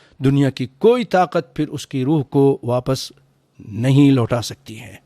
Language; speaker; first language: Urdu; native; Urdu